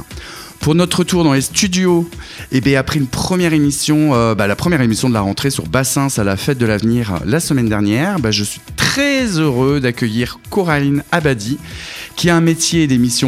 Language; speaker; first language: French; native; French